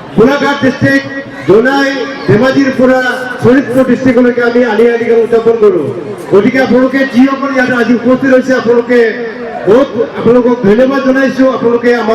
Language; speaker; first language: Assamese; non-native, local second language; Mising